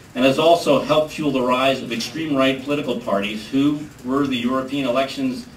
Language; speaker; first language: English; native; English